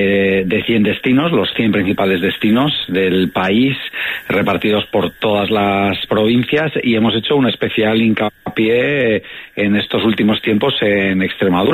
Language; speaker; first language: Spanish; native; Spanish